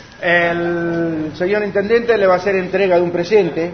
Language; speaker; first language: Spanish; native; Spanish